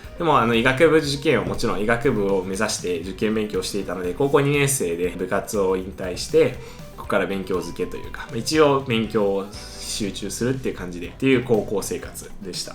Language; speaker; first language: Japanese; early bilingual, other home language; Chinese